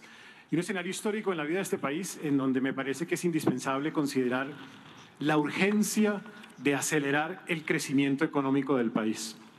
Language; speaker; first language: Spanish; native; Spanish